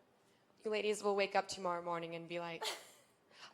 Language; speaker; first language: English; native; English